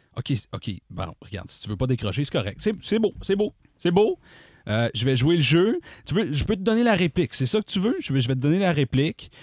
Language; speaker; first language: French; native; French